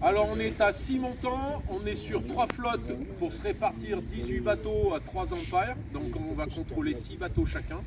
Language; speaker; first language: French; native; French